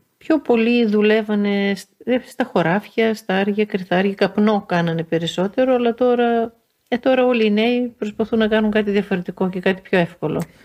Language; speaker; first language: Greek; native; Greek